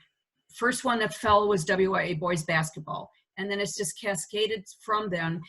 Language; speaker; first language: English; native; English